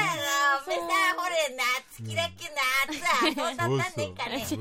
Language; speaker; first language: Japanese; native; Japanese